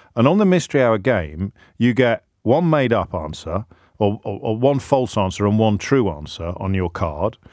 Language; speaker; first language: English; native; English